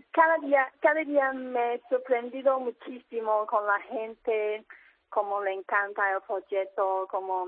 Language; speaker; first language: Spanish; non-native, learner; Cantonese